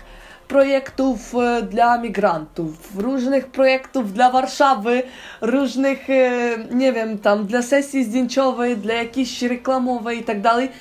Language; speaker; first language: Polish; non-native, learner; Ukrainian